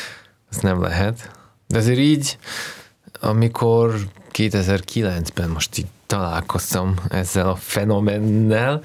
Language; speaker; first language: Hungarian; non-native, learner; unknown